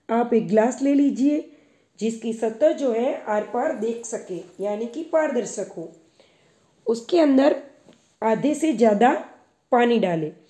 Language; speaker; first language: Hindi; non-native, local second language; Gujarati